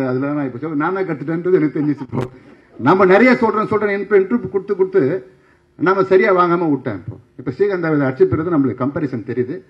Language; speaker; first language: Tamil; native; Tamil